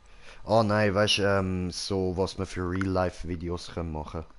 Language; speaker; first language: German; native; German